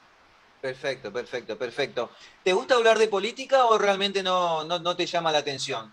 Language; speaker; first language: Spanish; native; Spanish